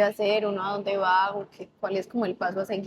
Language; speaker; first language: Spanish; native; Spanish